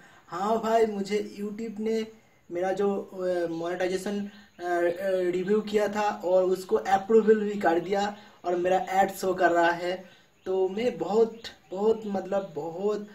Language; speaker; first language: Hindi; non-native, local second language; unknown